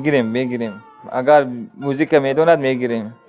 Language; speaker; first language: Persian; non-native, learner; Uzbek